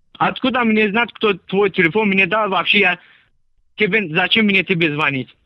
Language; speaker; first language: Russian; non-native, local second language; Azerbaijani